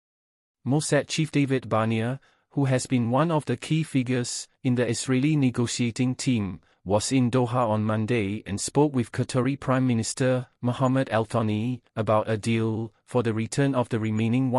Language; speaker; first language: English; non-native, fluent; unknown